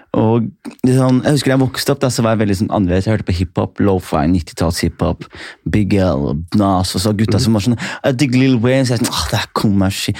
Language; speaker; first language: Norwegian; early bilingual, other home language; Somali